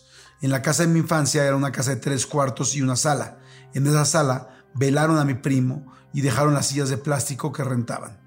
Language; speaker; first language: Spanish; native; Spanish